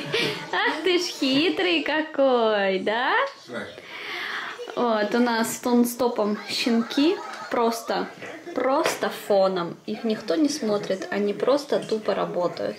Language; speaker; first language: Russian; native; Russian